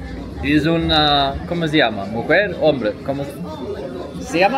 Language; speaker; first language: Spanish; non-native, learner; Swedish